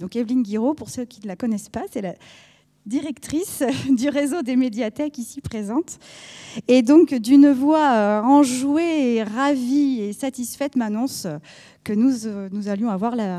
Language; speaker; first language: French; native; French